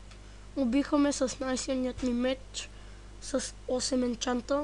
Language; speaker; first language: Bulgarian; native; Bulgarian